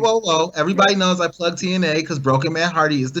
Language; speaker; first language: English; native; English